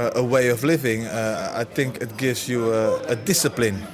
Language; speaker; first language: English; early bilingual, other home language; Dutch